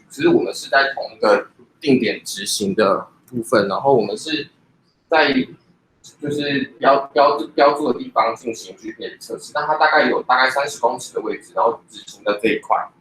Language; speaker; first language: Chinese; native; Chinese